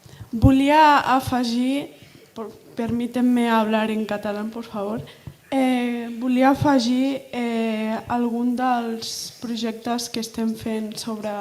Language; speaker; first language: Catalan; non-native, local second language; Spanish